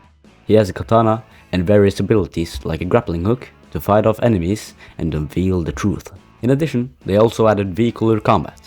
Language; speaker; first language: English; non-native, fluent; Norwegian